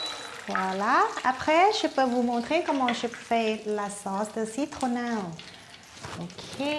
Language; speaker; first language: French; non-native, learner; Thai